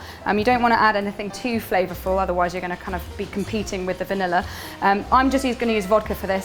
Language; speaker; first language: English; native; English